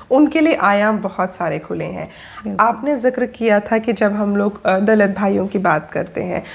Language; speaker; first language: Hindi; native; Hindi